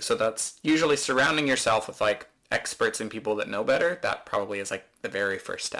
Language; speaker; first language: English; native; English